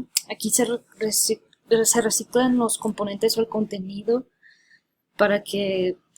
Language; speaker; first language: Spanish; early bilingual, heritage; Spanish